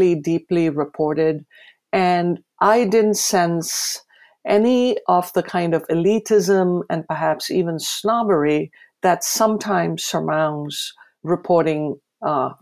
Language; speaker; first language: English; non-native, local second language; Gujarati